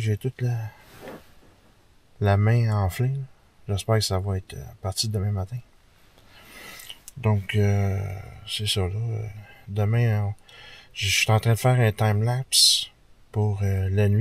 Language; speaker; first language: French; native; French